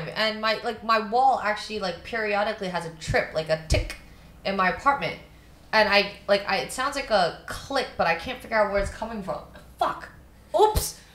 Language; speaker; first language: English; non-native, local second language; Cantonese